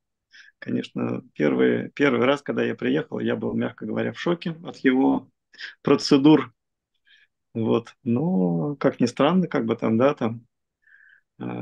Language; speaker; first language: Russian; native; Russian